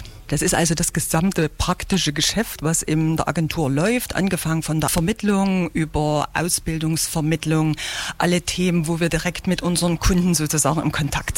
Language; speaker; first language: German; native; German